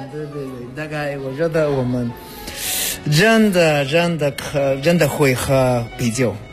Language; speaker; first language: Chinese; non-native, learner; Spanish